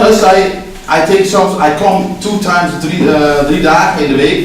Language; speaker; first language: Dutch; non-native, learner; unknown